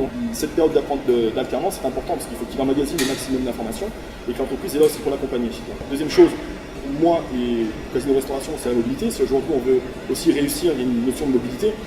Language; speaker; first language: French; native; French